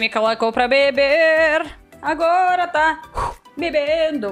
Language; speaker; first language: Portuguese; non-native, learner; Russian